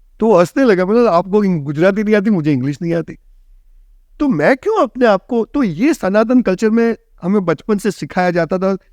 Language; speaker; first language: Hindi; non-native, local second language; Gujarati